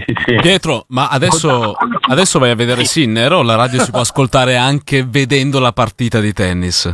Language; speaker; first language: Italian; native; Italian